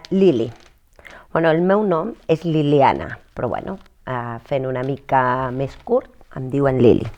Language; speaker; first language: Catalan; non-native, fluent; Spanish